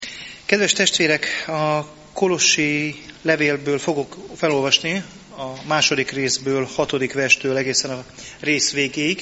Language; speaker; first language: Hungarian; native; Hungarian